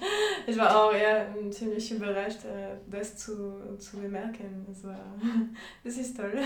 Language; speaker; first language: German; non-native, fluent; French